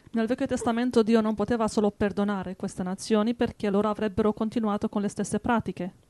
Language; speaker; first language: Italian; native; Italian